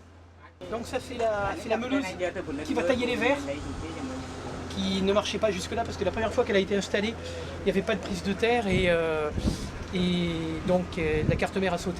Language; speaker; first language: French; native; French